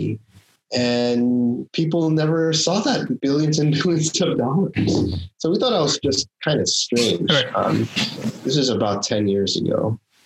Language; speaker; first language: English; non-native, local second language; Korean